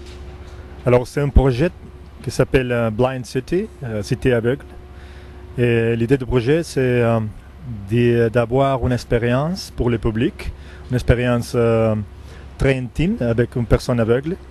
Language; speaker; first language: French; non-native, fluent; Spanish